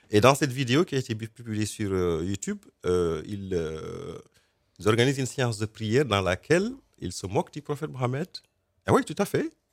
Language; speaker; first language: French; non-native, local second language; Fula